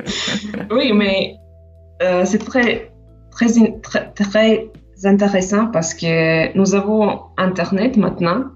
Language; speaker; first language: French; non-native, fluent; Slovak